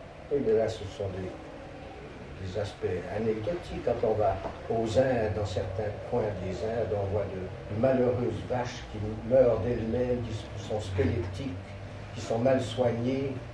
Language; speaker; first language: French; native; French